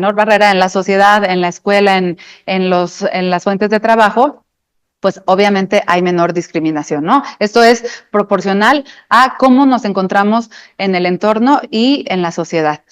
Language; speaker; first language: Spanish; native; Spanish